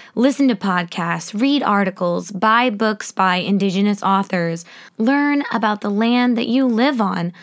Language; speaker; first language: English; native; English